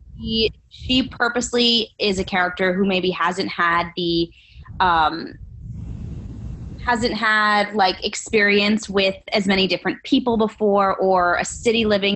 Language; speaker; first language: English; native; English